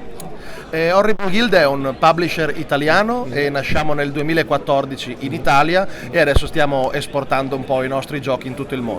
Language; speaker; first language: Italian; native; Italian